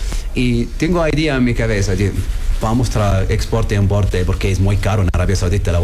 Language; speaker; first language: Spanish; non-native, learner; Arabic